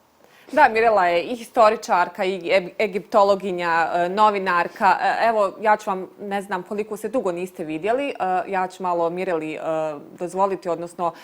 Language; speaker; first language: Bosnian; native; Bosnian